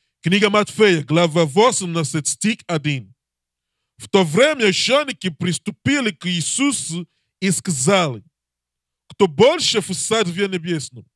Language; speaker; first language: Russian; non-native, learner; English